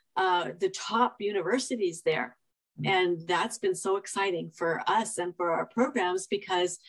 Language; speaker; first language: English; native; English